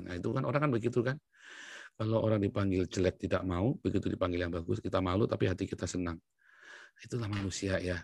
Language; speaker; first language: Indonesian; native; Indonesian